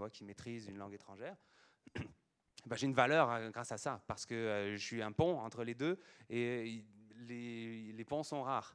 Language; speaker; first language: French; native; French